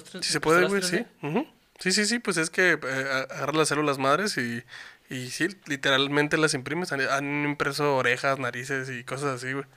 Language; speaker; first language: Spanish; native; Spanish